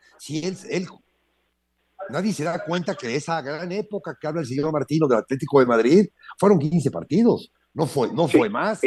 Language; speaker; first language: Spanish; native; Spanish